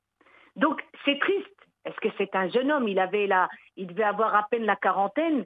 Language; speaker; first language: French; early bilingual, other home language; Arabic